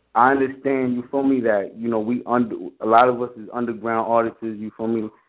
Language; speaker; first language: English; native; English